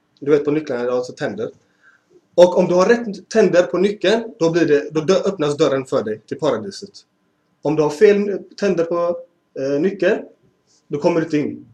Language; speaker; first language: Swedish; early bilingual, other home language; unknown